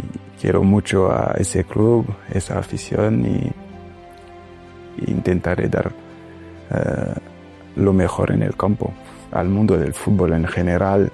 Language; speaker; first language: Spanish; non-native, fluent; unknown